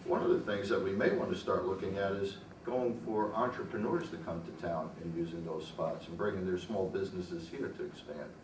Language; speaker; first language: English; native; English